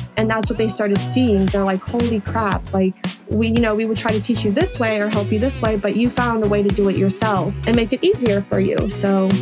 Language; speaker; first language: English; early bilingual, other home language; Polish